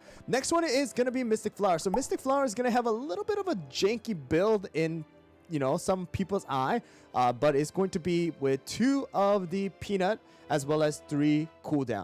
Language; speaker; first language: English; native; English